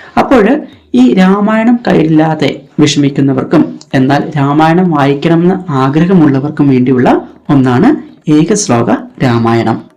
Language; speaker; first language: Malayalam; native; Malayalam